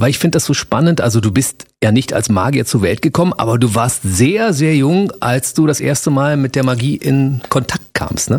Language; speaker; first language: German; native; German